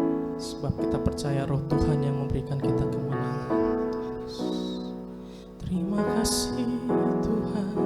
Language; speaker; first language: Indonesian; native; Indonesian